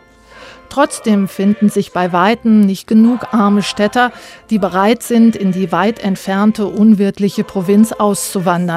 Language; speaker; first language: German; native; German